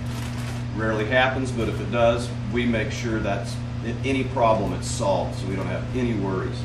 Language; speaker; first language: English; native; English